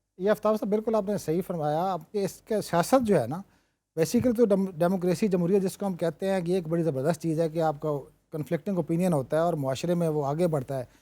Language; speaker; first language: Urdu; non-native, local second language; Punjabi